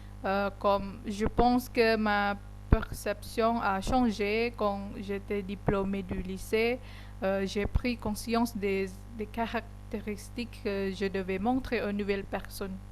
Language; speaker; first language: French; non-native, learner; Indonesian